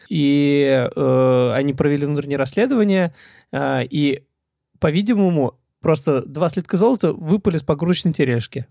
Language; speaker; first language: Russian; native; Russian